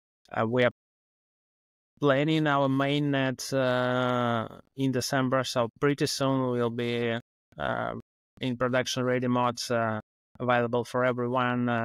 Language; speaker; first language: English; non-native, fluent; Russian